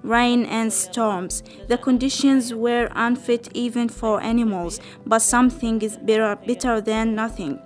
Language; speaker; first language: English; non-native, fluent; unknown